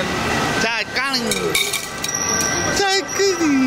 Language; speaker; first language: Italian; native; Italian